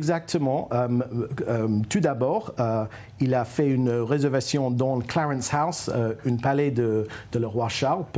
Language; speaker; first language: French; non-native, fluent; English